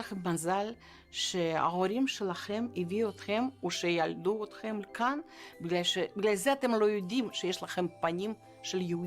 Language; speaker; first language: Hebrew; non-native, fluent; Russian